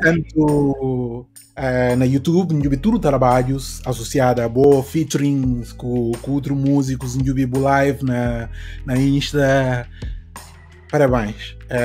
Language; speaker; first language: Portuguese; non-native, local second language; Upper Guinea Crioulo